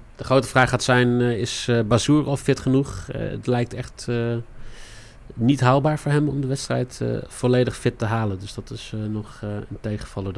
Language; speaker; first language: Dutch; native; Dutch